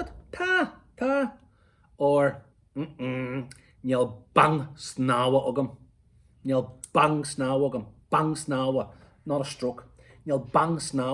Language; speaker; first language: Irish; non-native, local second language; English